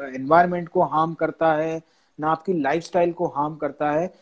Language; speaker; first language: Hindi; non-native, local second language; Gujarati